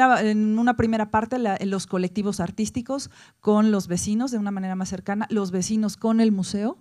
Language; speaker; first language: Spanish; native; Spanish